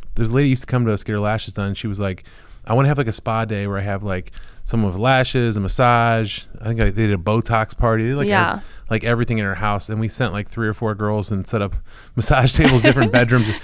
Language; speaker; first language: English; native; English